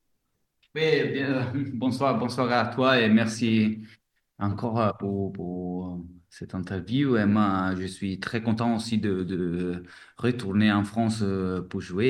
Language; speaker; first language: French; non-native, fluent; Italian